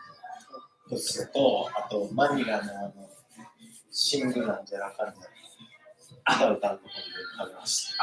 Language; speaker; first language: Japanese; native; Japanese